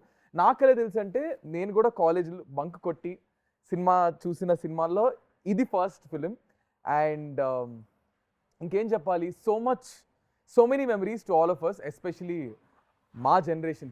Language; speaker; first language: Telugu; native; Telugu